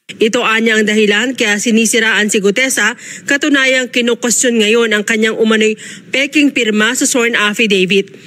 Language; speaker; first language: Filipino; native; Filipino